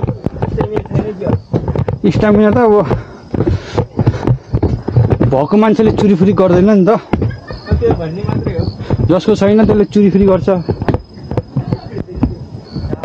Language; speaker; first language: Nepali; native; Nepali